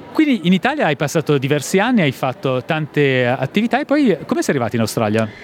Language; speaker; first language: Italian; native; Italian